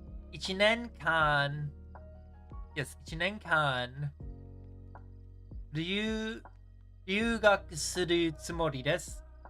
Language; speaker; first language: Japanese; non-native, learner; English